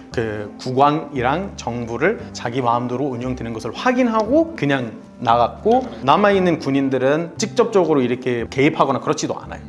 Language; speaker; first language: Korean; non-native, fluent; Arabic